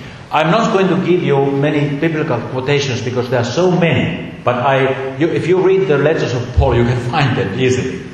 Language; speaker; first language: English; non-native, fluent; Finnish